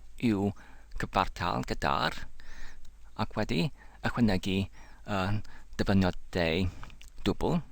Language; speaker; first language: Welsh; non-native, fluent; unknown